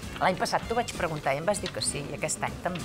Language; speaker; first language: Catalan; native; Catalan